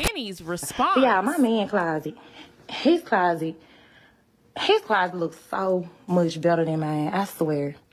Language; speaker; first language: English; native; English